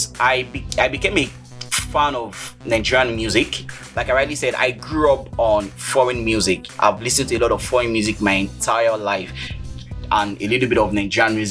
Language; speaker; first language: English; non-native, local second language; Yoruba